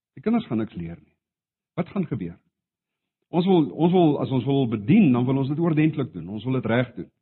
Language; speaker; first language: Afrikaans; non-native, local second language; English